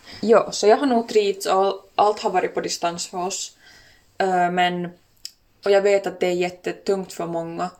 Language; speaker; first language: Swedish; native; Swedish